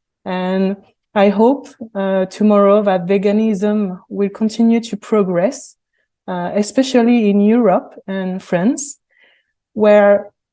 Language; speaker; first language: English; non-native, fluent; French